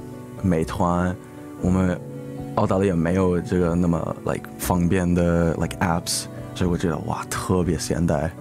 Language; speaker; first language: Chinese; early bilingual, heritage; English